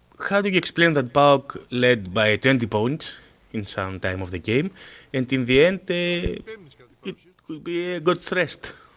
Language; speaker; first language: English; non-native, learner; Greek